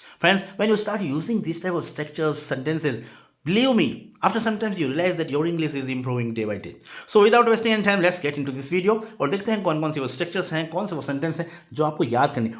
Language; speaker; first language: Hindi; native; Hindi